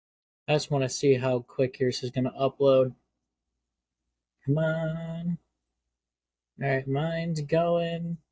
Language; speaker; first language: English; native; English